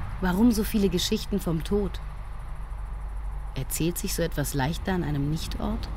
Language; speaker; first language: German; native; German